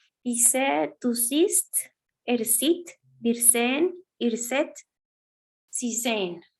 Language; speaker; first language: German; non-native, fluent; Spanish